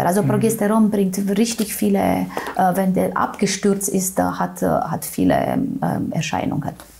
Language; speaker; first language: German; non-native, fluent; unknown